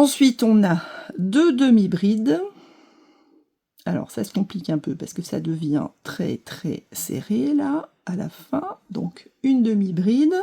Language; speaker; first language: French; native; French